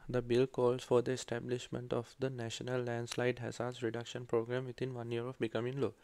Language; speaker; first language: English; non-native, local second language; Sinhala